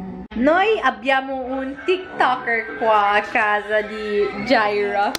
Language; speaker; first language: Italian; non-native, fluent; Filipino